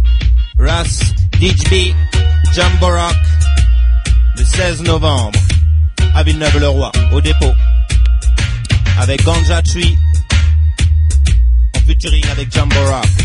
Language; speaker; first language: French; native; French